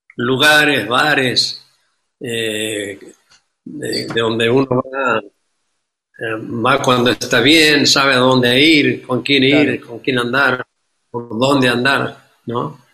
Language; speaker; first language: Spanish; native; Spanish